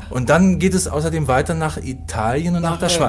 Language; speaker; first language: German; native; German